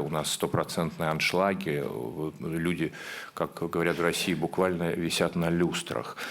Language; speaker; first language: Russian; native; Russian